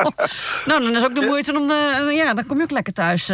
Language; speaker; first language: Dutch; native; Dutch